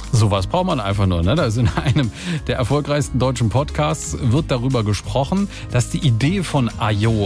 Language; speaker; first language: German; native; German